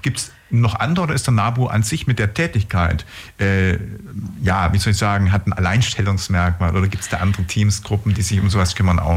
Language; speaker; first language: German; native; German